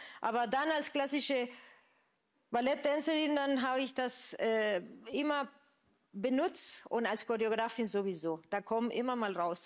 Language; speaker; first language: German; non-native, fluent; Spanish